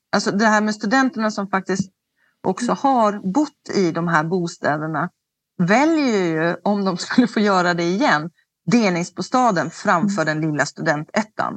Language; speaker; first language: Swedish; native; Swedish